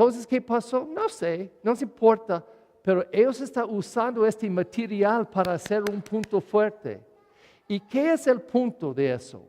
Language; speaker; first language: Spanish; non-native, learner; English